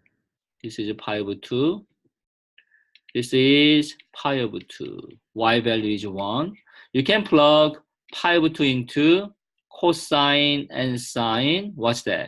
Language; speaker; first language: English; non-native, fluent; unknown